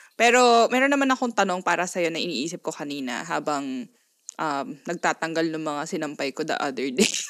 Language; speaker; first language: Filipino; non-native, local second language; Pampanga